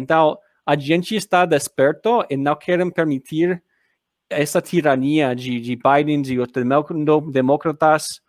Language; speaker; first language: Portuguese; non-native, learner; English